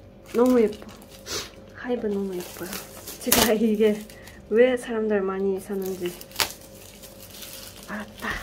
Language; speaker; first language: Korean; non-native, learner; Kazakh